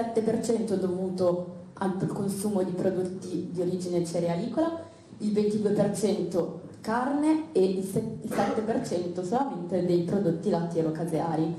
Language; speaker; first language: Italian; native; Italian